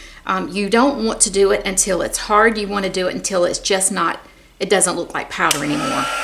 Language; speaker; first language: English; native; English